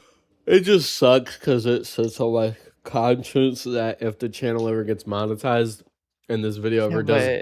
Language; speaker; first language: English; native; English